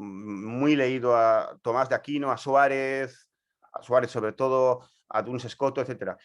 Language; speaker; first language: Spanish; native; Spanish